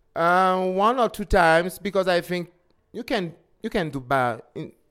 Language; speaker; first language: English; non-native, learner; French